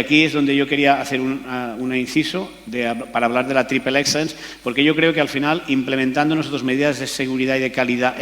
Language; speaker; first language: Spanish; native; Spanish